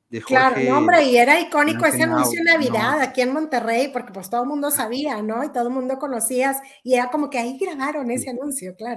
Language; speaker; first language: Spanish; native; Spanish